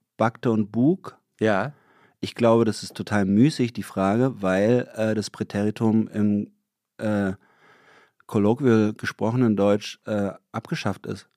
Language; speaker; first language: German; native; German